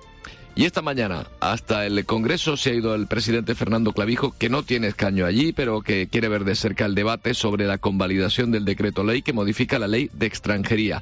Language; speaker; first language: Spanish; native; Spanish